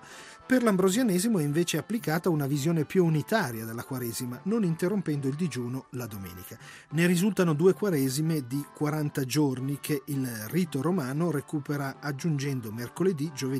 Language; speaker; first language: Italian; native; Italian